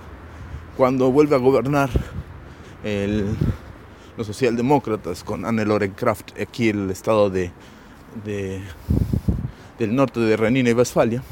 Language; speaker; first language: Spanish; native; Spanish